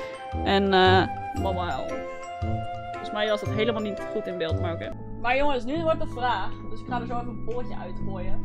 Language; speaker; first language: Dutch; native; Dutch